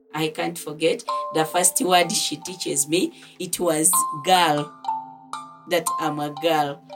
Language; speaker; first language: English; non-native, fluent; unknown